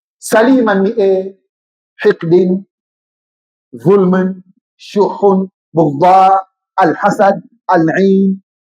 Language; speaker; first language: Swahili; native; Swahili